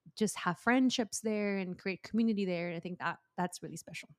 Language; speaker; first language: English; early bilingual, other home language; Spanish